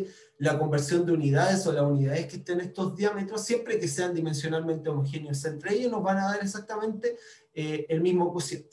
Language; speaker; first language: Spanish; native; Spanish